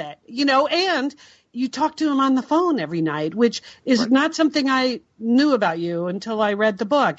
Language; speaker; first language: English; native; English